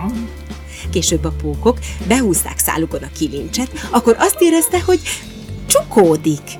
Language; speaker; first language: Hungarian; native; Hungarian